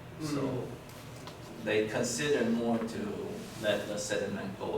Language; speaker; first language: English; non-native, fluent; Chinese